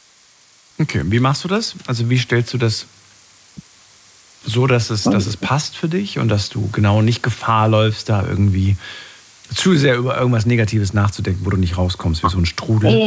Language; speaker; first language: German; native; German